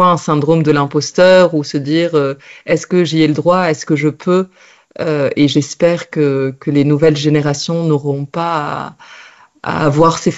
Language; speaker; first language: French; non-native, local second language; Arabic